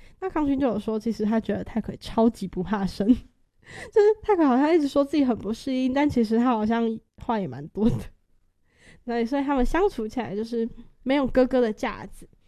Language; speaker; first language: Chinese; native; Chinese